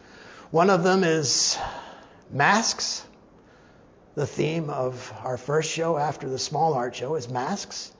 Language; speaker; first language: English; native; English